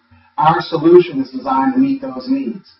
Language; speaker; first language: English; native; English